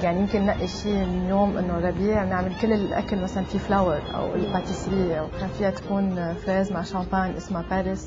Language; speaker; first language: Arabic; native; Arabic